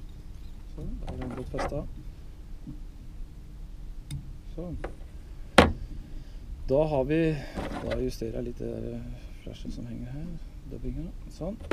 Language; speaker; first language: Norwegian; native; Norwegian